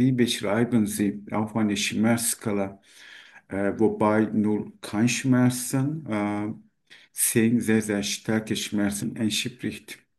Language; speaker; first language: German; non-native, learner; Turkish